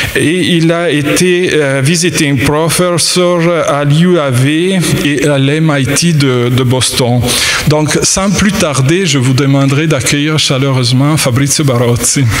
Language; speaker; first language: French; native; French